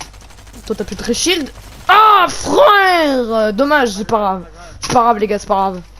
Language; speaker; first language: French; native; French